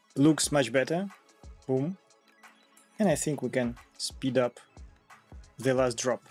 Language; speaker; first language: English; non-native, fluent; Russian